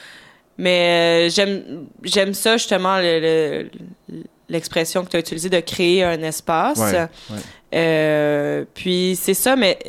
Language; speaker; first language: French; native; French